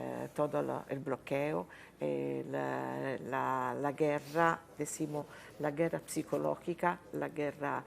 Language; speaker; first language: Spanish; non-native, fluent; Italian